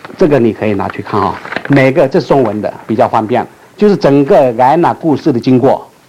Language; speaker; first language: Chinese; non-native, local second language; Min Nan Chinese